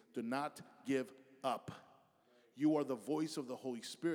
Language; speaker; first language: English; early bilingual, other home language; Spanish